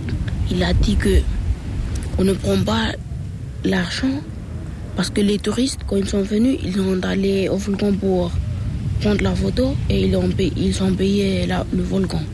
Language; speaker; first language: French; non-native, learner; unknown